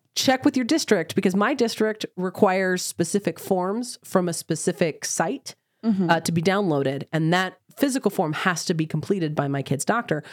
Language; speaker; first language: English; native; English